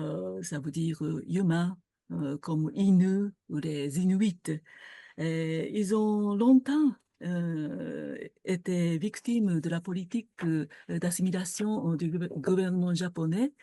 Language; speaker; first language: French; non-native, fluent; Japanese